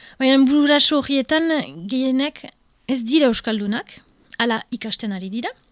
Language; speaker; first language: Basque; non-native, local second language; French